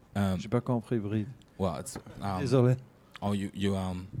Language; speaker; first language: French; native; French